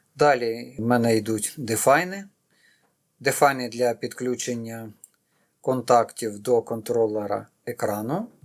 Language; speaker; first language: Ukrainian; non-native, local second language; Russian